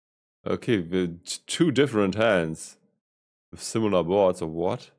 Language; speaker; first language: English; non-native, fluent; German